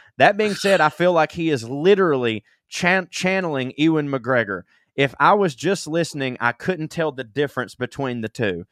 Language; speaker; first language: English; native; English